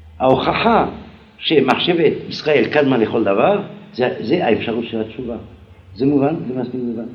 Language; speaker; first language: Hebrew; non-native, fluent; French